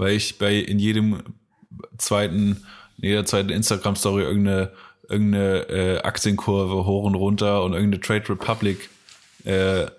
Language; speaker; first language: German; native; German